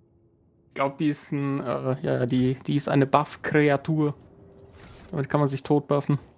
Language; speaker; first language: German; native; German